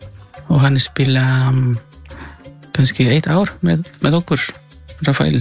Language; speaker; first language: Icelandic; non-native, learner; Spanish